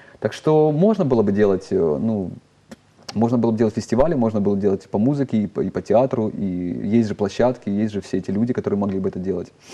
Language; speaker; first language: Russian; native; Russian